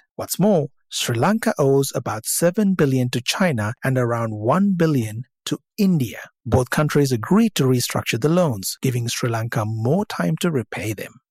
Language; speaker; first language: English; non-native, local second language; Sinhala